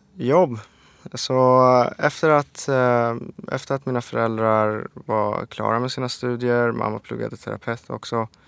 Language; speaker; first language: Swedish; early bilingual, other home language; Persian